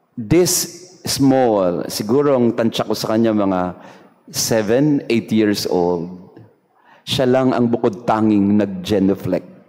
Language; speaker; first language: Filipino; non-native, local second language; Bikol